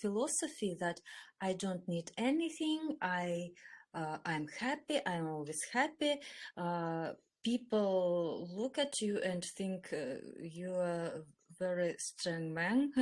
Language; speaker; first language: English; non-native, learner; Russian